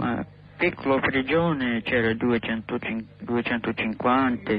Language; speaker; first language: Italian; non-native, learner; English